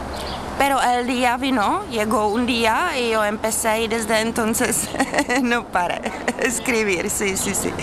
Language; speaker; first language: Spanish; non-native, learner; Czech